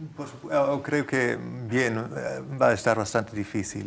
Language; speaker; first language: Spanish; non-native, fluent; German